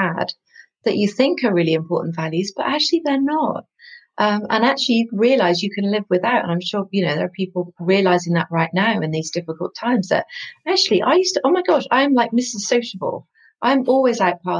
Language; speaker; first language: English; native; English